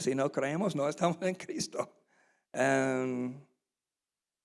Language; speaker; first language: Spanish; non-native, learner; English